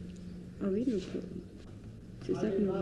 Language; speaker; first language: French; non-native, learner; Spanish